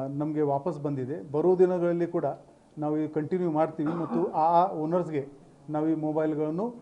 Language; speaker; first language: Kannada; non-native, fluent; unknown